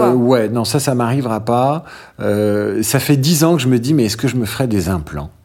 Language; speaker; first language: French; native; French